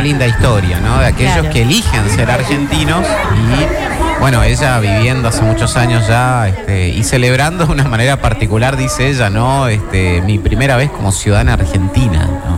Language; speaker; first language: Spanish; native; Spanish